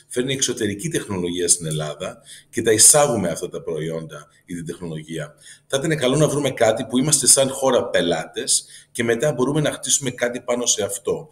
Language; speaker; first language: Greek; early bilingual, heritage; Greek